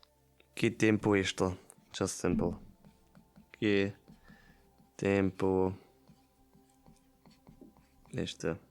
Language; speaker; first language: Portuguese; non-native, learner; German